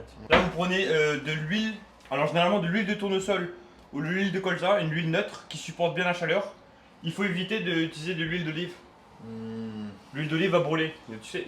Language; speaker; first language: French; native; French